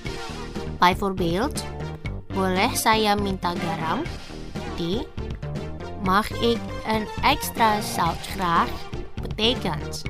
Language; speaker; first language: Dutch; non-native, fluent; Indonesian